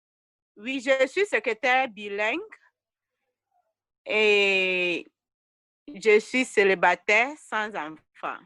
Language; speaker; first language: French; non-native, learner; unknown